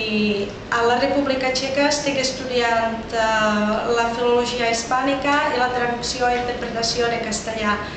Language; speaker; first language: Catalan; non-native, fluent; Czech